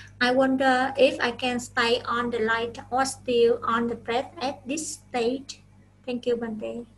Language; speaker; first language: English; non-native, fluent; Vietnamese